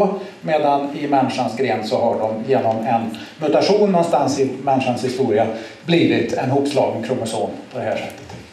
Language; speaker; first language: Swedish; native; Swedish